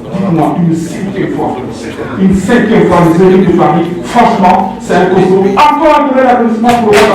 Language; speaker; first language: French; non-native, local second language; Lingala